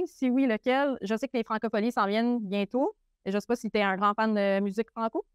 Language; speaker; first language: French; native; French